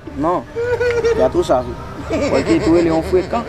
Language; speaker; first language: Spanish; non-native, learner; Haitian Creole